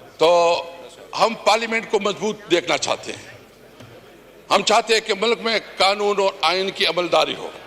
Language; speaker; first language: Urdu; non-native, local second language; Pashto